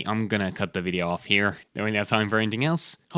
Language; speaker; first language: English; native; English